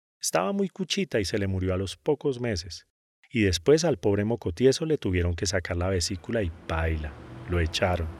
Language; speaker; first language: Spanish; native; Spanish